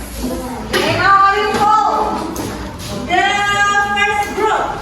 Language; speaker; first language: English; non-native, learner; Indonesian